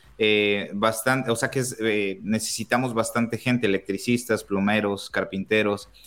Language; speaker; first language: Spanish; native; Spanish